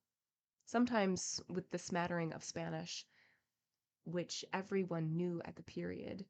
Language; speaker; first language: English; native; English